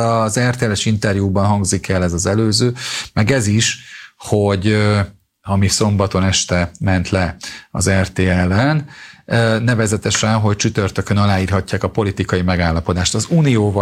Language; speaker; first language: Hungarian; native; Hungarian